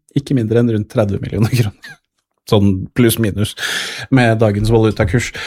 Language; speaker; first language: Norwegian; native; Norwegian